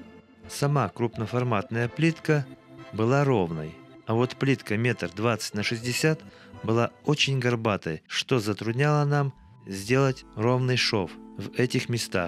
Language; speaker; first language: Russian; native; Russian